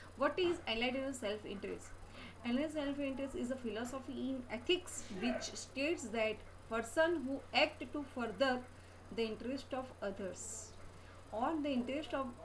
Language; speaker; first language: English; non-native, local second language; Gujarati